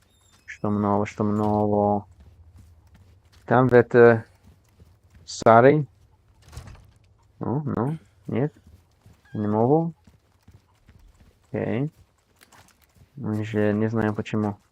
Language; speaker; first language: Russian; non-native, learner; English